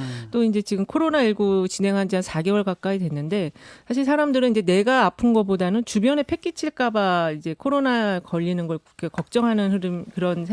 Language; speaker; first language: Korean; native; Korean